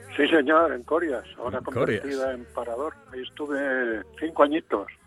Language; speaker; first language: Spanish; non-native, local second language; Galician